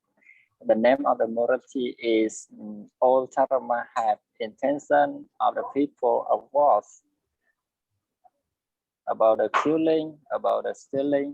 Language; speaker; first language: English; non-native, learner; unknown